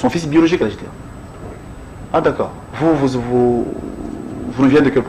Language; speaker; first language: French; non-native, local second language; Lingala